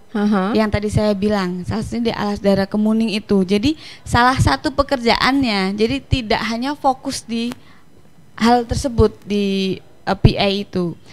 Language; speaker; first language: Indonesian; native; Indonesian